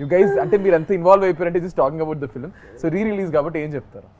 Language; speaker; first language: Telugu; native; Telugu